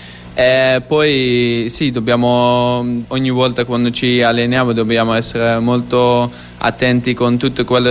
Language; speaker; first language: Italian; non-native, fluent; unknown